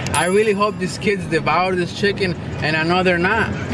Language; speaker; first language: English; non-native, fluent; Spanish